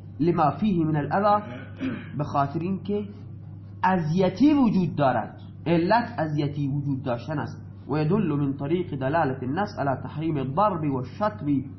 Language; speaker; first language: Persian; non-native, local second language; Baluchi